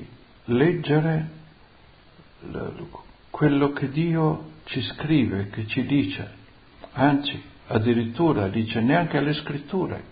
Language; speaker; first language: Italian; native; Italian